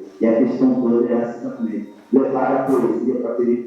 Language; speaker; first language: Portuguese; native; Portuguese